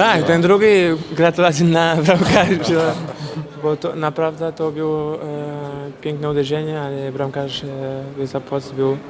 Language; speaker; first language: Polish; non-native, fluent; Portuguese